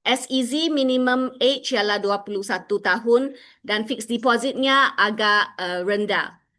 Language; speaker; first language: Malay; non-native, local second language; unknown